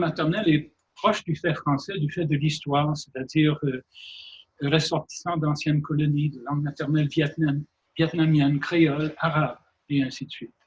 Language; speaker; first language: French; native; French